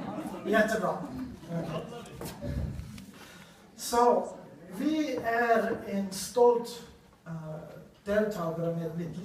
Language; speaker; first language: Swedish; non-native, learner; English